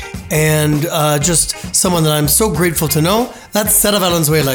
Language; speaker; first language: English; native; English